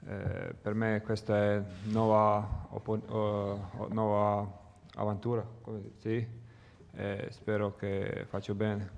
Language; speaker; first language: Italian; non-native, learner; Croatian